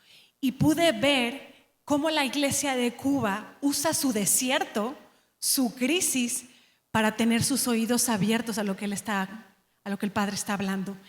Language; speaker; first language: Spanish; native; Spanish